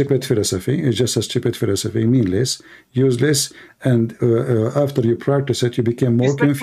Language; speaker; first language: English; non-native, fluent; Arabic